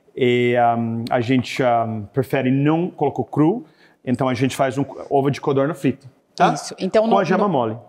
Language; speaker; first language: Portuguese; non-native, fluent; English